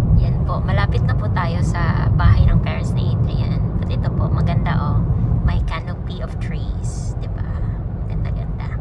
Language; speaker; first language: Filipino; non-native, local second language; Cebuano